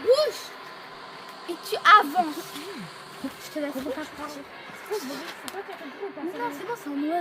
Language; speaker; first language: French; native; French